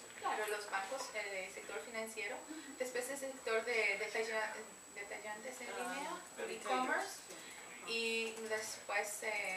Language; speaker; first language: Spanish; non-native, fluent; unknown